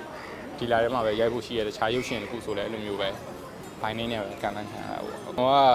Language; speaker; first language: Burmese; native; Burmese